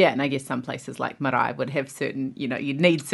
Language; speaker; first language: English; native; English